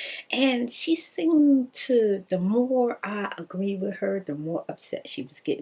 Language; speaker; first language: English; native; English